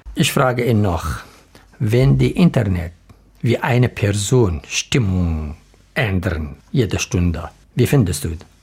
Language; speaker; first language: German; non-native, learner; Arabic